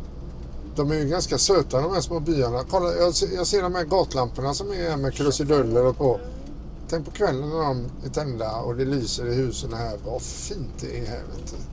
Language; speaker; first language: Swedish; native; Swedish